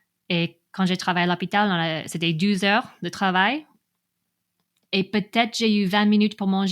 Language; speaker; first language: French; non-native, fluent; English